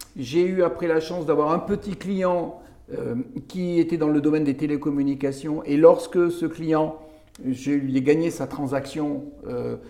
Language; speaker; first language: French; native; French